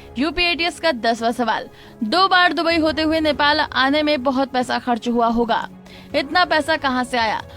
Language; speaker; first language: Hindi; native; Hindi